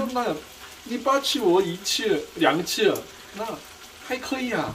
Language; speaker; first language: Chinese; non-native, learner; Korean